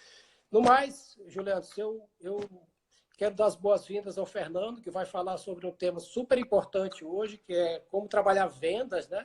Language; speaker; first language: Portuguese; native; Portuguese